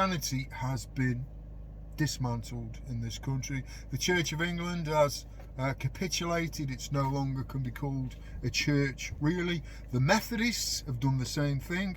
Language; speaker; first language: English; native; English